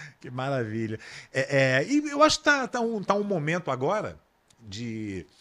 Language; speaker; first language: Portuguese; native; Portuguese